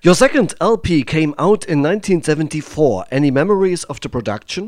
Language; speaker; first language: English; non-native, fluent; German